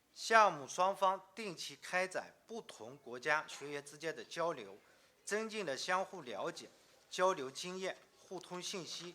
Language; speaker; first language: Chinese; native; Chinese